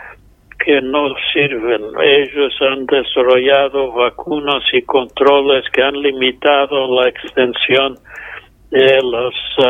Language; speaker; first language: Spanish; non-native, fluent; English